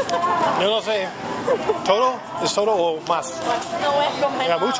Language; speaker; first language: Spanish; non-native, learner; English